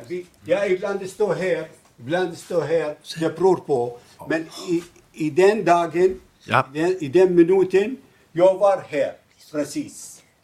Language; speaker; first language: Swedish; non-native, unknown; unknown